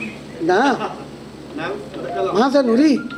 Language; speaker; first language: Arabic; non-native, learner; Bangla